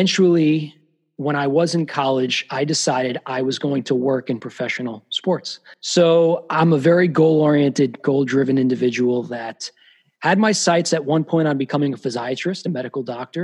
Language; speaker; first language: English; native; English